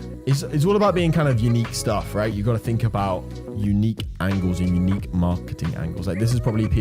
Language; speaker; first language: English; native; English